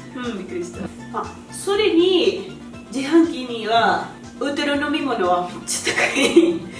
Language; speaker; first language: Japanese; non-native, learner; Spanish